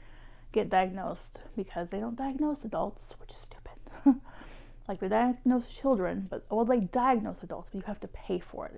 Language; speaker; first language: English; native; English